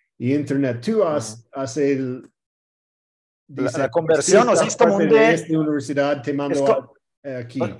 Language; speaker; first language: Spanish; early bilingual, heritage; Spanish